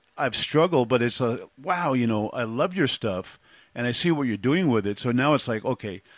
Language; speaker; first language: English; native; English